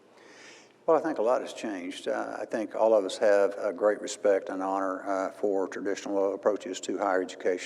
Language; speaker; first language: English; native; English